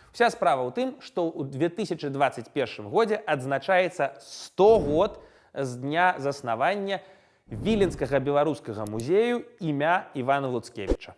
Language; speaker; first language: Belarusian; non-native, local second language; Russian